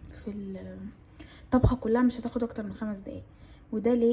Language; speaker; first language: Arabic; native; Arabic